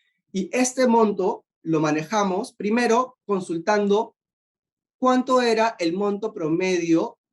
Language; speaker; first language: Spanish; native; Spanish